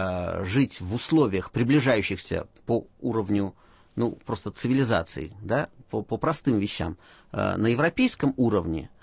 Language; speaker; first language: Russian; native; Russian